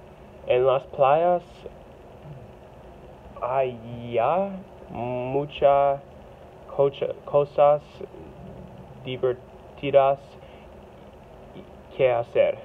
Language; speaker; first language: Spanish; non-native, learner; English